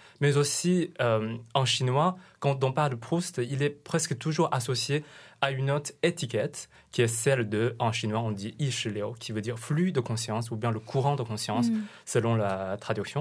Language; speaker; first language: French; non-native, fluent; Chinese